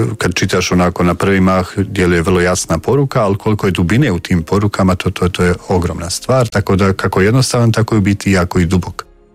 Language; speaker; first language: Croatian; native; Croatian